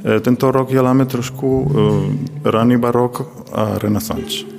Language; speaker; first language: Czech; non-native, learner; Spanish